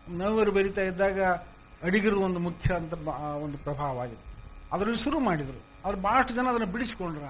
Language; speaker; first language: Kannada; native; Kannada